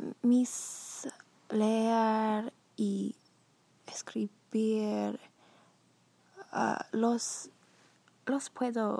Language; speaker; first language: Spanish; non-native, learner; English